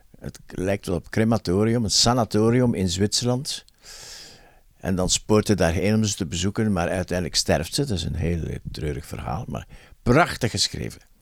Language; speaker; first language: Dutch; native; Dutch